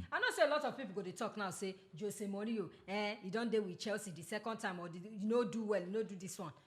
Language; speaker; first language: Nigerian Pidgin; non-native, local second language; Yoruba